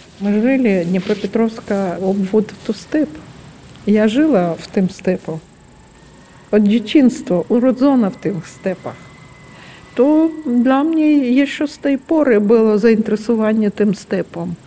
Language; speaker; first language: Polish; non-native, learner; Ukrainian